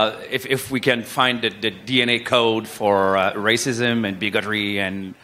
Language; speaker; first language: English; non-native, fluent; French